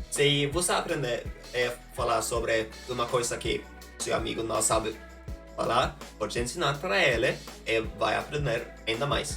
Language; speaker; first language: Portuguese; non-native, fluent; Norwegian